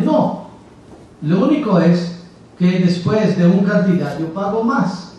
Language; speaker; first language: Spanish; non-native, fluent; Hebrew